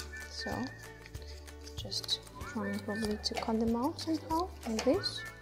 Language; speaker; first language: English; non-native, fluent; Russian